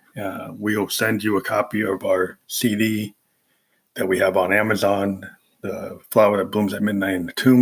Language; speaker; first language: English; native; English